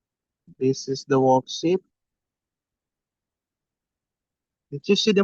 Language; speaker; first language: English; non-native, learner; Indonesian